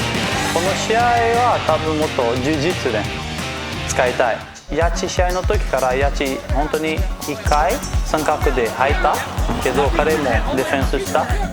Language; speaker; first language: Japanese; non-native, learner; Portuguese